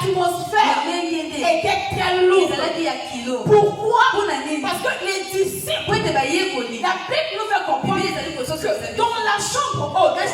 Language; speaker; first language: French; non-native, local second language; Lingala